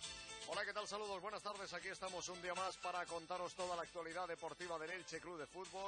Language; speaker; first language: Spanish; native; Spanish